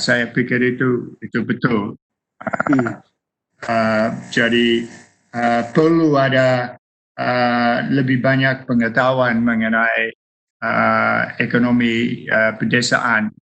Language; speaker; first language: Indonesian; non-native, fluent; English